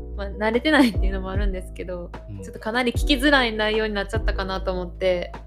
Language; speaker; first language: Japanese; native; Japanese